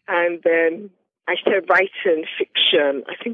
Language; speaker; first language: English; non-native, local second language; Yoruba